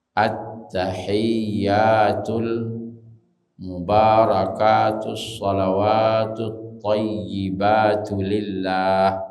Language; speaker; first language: Malay; non-native, local second language; Minangkabau